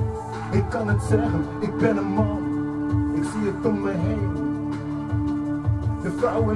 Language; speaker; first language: Dutch; non-native, fluent; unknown